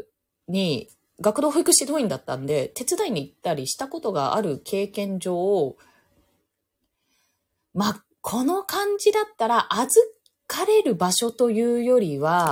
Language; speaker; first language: Japanese; native; Japanese